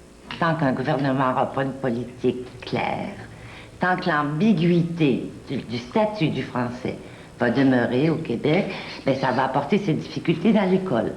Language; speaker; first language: French; native; French